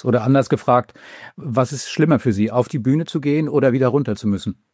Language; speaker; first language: German; native; German